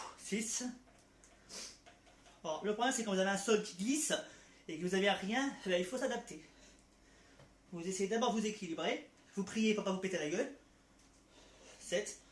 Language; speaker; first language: French; native; French